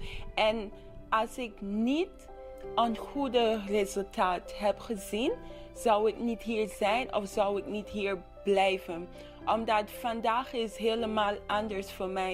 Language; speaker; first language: Dutch; non-native, local second language; English